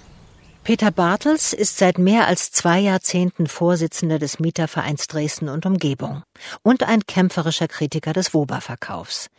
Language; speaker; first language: German; native; German